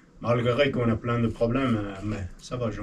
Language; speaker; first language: French; non-native, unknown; Persian